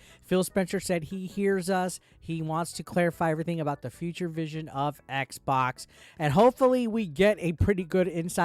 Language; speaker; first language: English; native; English